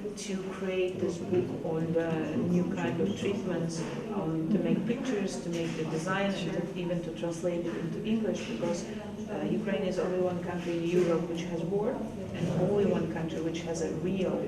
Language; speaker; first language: English; non-native, fluent; Ukrainian